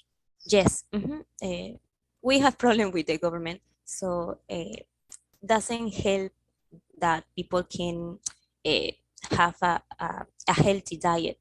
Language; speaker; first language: English; non-native, learner; Spanish